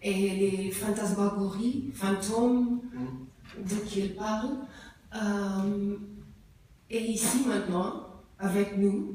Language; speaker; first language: French; non-native, learner; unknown